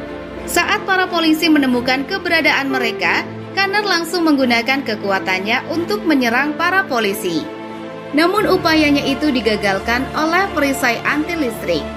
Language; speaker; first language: Indonesian; native; Indonesian